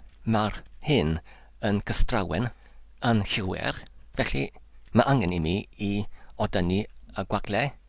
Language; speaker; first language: Welsh; non-native, learner; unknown